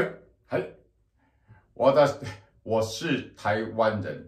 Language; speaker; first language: Japanese; non-native, learner; Chinese